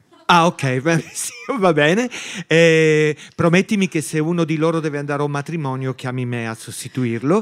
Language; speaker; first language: Italian; native; Italian